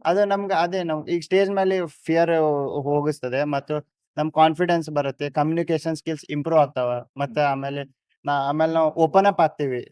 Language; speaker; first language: Kannada; native; Kannada